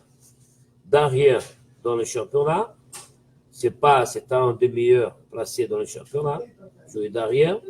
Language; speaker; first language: French; non-native, fluent; Portuguese